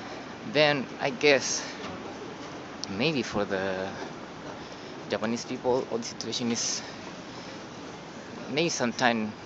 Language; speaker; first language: English; non-native, learner; Spanish